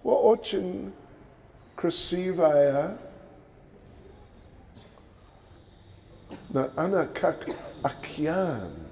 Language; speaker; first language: Russian; non-native, learner; English